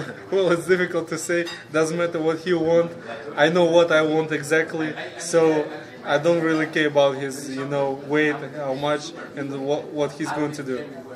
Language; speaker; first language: English; non-native, fluent; Russian